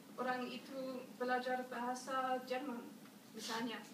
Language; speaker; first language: Indonesian; non-native, learner; German